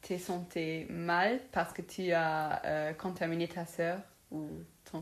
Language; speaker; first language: French; non-native, local second language; Luxembourgish